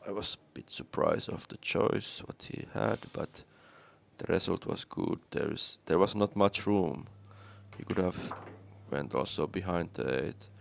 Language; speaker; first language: English; non-native, fluent; Finnish